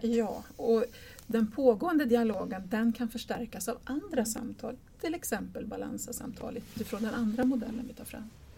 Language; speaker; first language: Swedish; native; Swedish